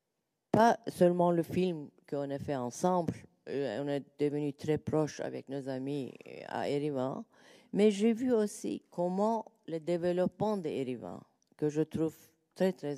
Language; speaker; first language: French; non-native, learner; Turkish